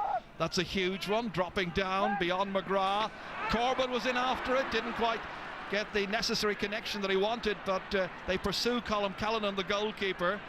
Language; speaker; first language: English; native; English